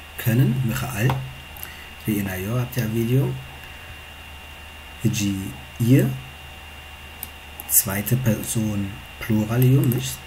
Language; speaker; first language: German; non-native, fluent; Tigrinya